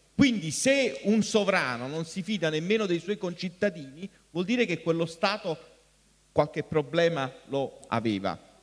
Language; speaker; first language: Italian; native; Italian